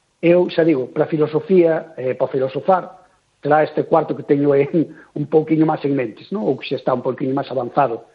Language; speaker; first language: Galician; native; Galician